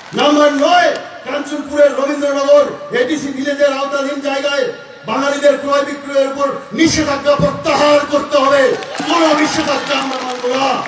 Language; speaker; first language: Bangla; native; Bangla